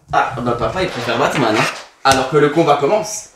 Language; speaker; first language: French; native; French